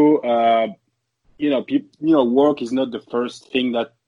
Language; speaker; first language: English; non-native, fluent; French